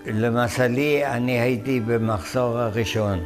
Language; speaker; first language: Hebrew; non-native, fluent; German